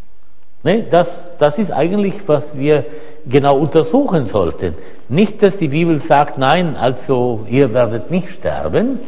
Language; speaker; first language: German; non-native, fluent; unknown